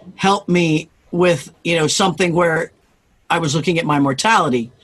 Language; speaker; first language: English; native; English